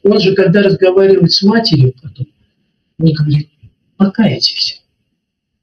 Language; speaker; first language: Russian; native; Russian